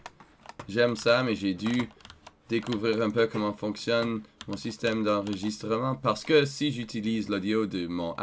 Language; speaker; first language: French; non-native, learner; English